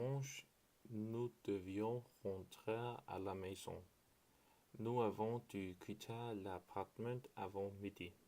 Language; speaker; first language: French; non-native, learner; Danish